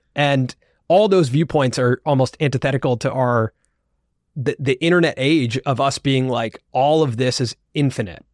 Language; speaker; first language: English; early bilingual, other home language; Hindi